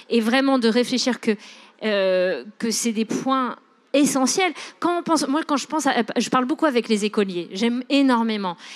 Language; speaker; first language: French; non-native, local second language; English